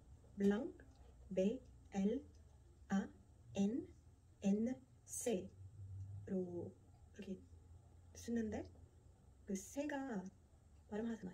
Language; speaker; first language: Korean; non-native, fluent; Portuguese